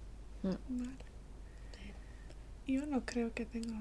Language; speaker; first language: Spanish; non-native, learner; English